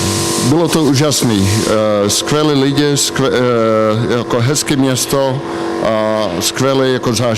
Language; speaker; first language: Czech; non-native, learner; Dutch